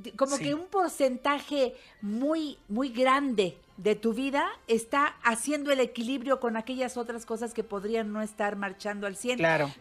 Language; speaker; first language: Spanish; native; Spanish